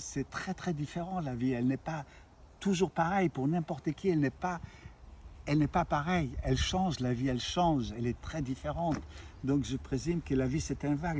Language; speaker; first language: French; native; French